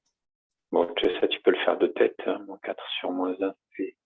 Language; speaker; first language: French; native; French